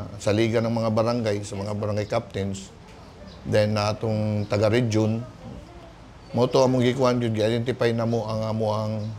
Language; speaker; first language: Cebuano; native; Cebuano